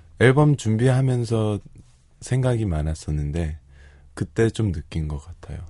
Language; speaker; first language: Korean; early bilingual, heritage; Korean